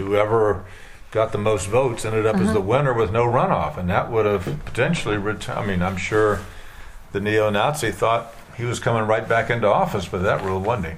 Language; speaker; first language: English; native; English